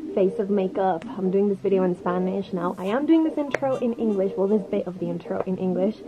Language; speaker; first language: English; early bilingual, other home language; Spanish